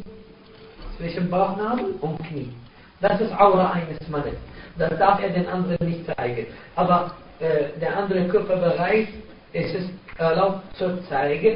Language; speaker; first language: German; non-native, fluent; Arabic